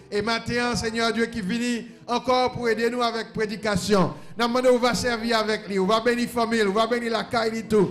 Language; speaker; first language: French; non-native, local second language; Haitian Creole